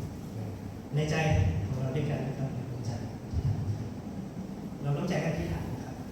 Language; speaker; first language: Thai; non-native, local second language; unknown